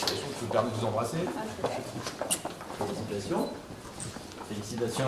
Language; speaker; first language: French; native; French